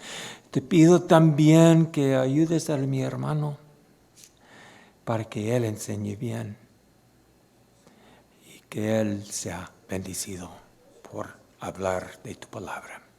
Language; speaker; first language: Spanish; non-native, fluent; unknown